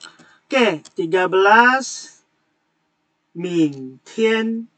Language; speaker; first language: Chinese; non-native, fluent; Indonesian